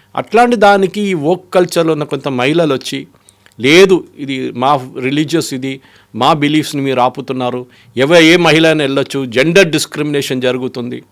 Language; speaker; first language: Telugu; non-native, fluent; Malayalam